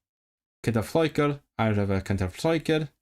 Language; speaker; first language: Welsh; non-native, learner; Cantonese